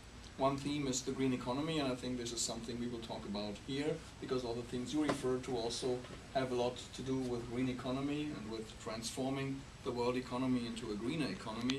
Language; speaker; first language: English; non-native, fluent; German